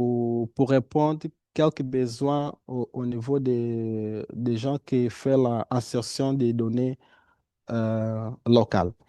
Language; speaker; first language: French; non-native, fluent; Portuguese